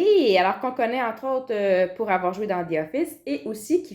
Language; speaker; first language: French; native; French